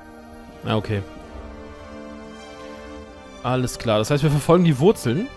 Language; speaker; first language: German; native; German